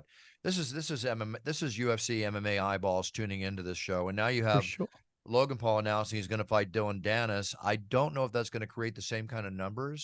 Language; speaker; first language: English; native; English